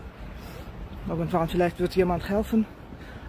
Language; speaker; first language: German; non-native, fluent; Russian